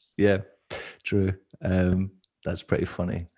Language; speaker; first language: English; native; English